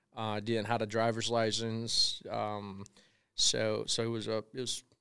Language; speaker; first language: English; non-native, fluent; Spanish